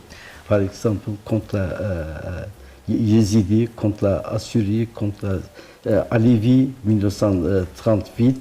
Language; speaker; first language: French; non-native, learner; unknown